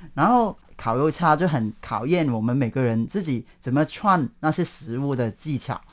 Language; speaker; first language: Chinese; non-native, local second language; Cantonese